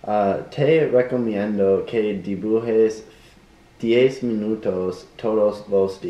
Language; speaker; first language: Spanish; non-native, learner; English